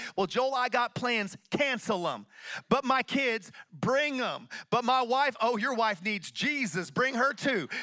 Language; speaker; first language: English; native; English